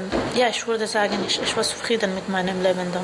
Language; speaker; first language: German; non-native, fluent; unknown